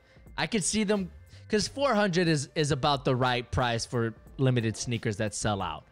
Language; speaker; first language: English; native; English